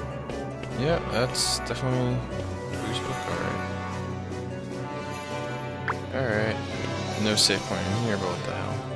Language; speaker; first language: English; native; English